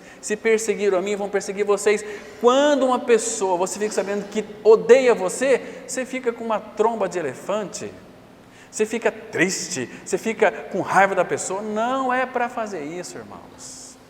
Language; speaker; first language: Portuguese; native; Portuguese